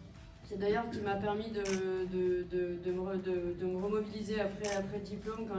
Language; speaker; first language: French; native; French